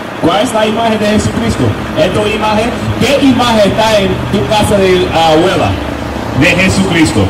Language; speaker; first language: Spanish; non-native, learner; English